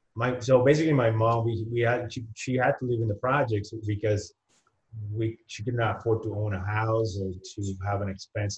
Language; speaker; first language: English; non-native, fluent; Spanish